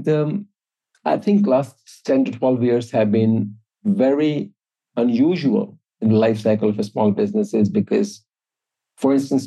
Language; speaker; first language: English; non-native, local second language; Hindi